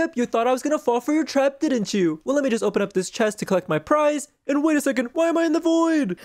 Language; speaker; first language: English; native; English